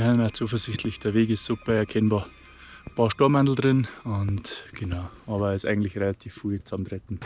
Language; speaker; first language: German; native; German